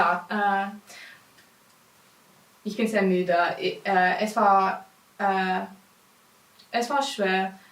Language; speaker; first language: German; non-native, learner; English